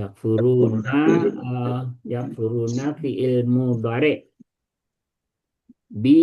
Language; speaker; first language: Arabic; non-native, learner; Indonesian